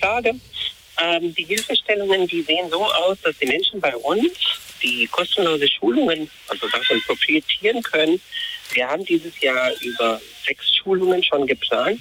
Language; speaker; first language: German; non-native, fluent; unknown